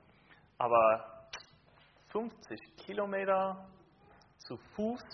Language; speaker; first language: German; non-native, fluent; English